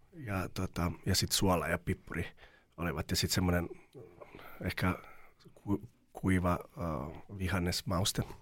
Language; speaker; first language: Finnish; non-native, fluent; Serbian